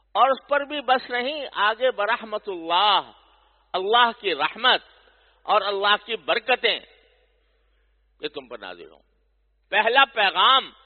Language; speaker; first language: Urdu; native; Urdu